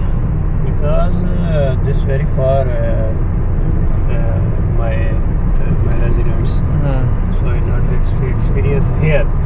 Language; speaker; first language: English; non-native, learner; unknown